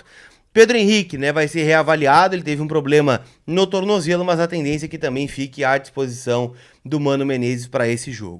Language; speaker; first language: Portuguese; native; Portuguese